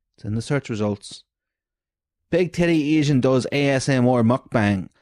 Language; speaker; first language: English; native; English